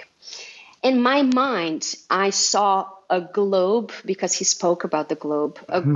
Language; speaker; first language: English; non-native, fluent; Portuguese